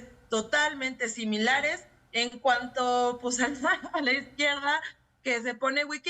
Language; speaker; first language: Spanish; native; Spanish